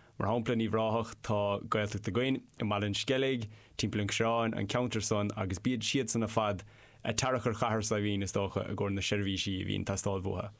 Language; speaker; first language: Irish; non-native, local second language; English